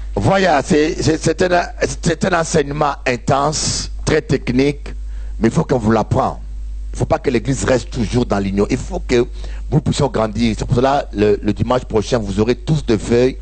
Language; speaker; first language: French; non-native, local second language; Lingala